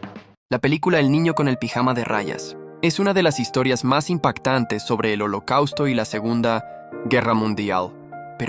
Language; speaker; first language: Spanish; native; Spanish